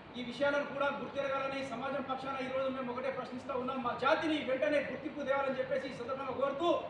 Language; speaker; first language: Telugu; non-native, local second language; Lambadi